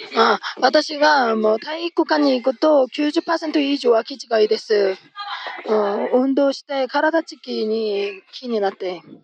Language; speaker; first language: Japanese; non-native, fluent; Korean